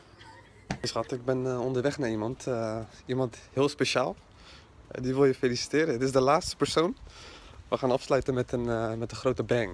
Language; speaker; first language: Dutch; native; Dutch